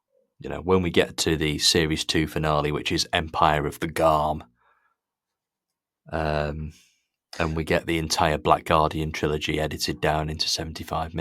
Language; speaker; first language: English; native; English